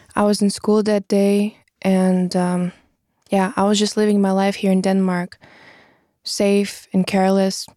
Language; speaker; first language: English; non-native, fluent; Russian